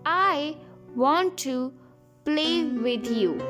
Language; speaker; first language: English; non-native, local second language; Hindi